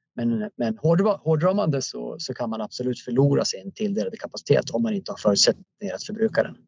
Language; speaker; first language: Swedish; native; Swedish